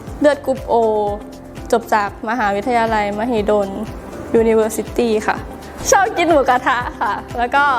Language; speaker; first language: Thai; native; Thai